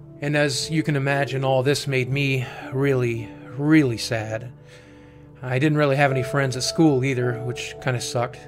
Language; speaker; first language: English; native; English